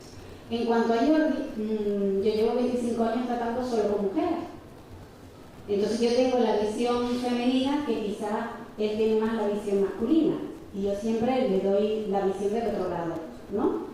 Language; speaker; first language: Spanish; native; Spanish